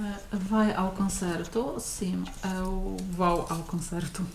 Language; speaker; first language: Portuguese; non-native, learner; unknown